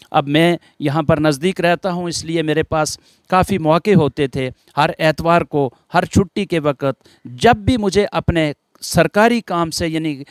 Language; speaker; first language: Hindi; non-native, local second language; Gujari